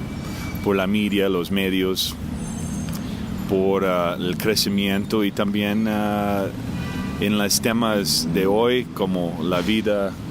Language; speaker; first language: Spanish; non-native, fluent; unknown